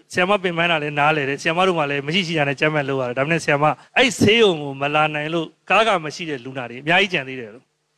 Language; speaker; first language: Burmese; native; Burmese